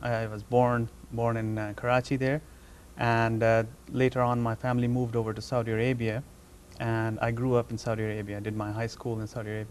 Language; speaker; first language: English; non-native, fluent; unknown